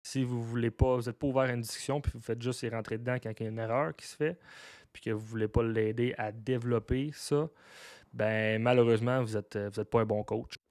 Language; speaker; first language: French; native; French